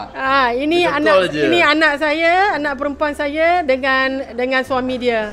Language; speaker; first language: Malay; non-native, local second language; Tamil